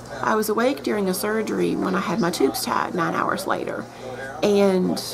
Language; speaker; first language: English; native; English